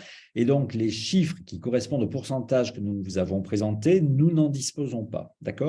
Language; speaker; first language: French; native; French